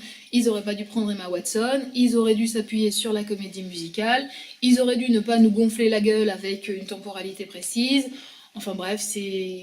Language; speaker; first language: French; native; French